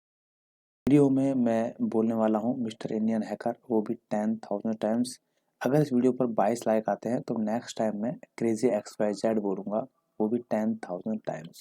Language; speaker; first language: Hindi; native; Hindi